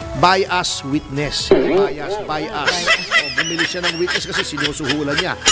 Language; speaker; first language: Filipino; native; Filipino